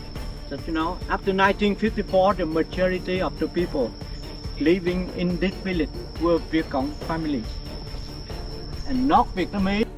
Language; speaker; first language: English; non-native, learner; Vietnamese